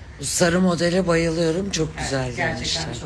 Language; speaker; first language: Turkish; native; Turkish